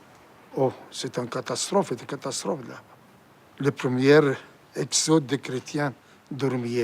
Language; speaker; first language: French; non-native, fluent; Assyrian Neo-Aramaic